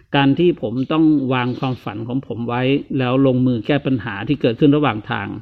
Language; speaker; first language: Thai; native; Thai